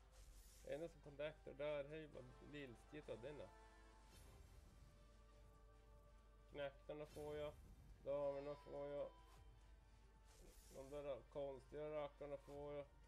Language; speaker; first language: Swedish; native; Swedish